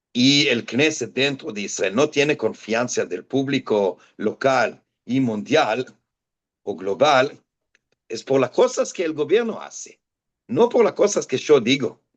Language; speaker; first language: Spanish; non-native, fluent; Hebrew